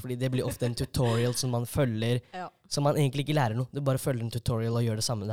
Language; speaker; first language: Norwegian; native; Norwegian